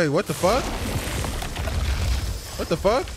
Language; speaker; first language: English; native; English